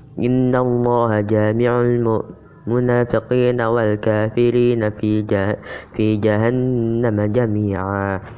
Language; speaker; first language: Arabic; non-native, learner; Indonesian